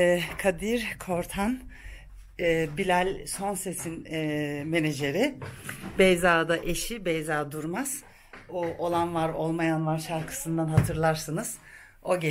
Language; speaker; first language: Turkish; early bilingual, heritage; Turkish